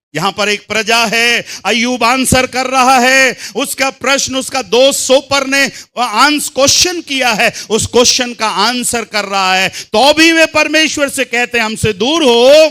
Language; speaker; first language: Hindi; non-native, local second language; Telugu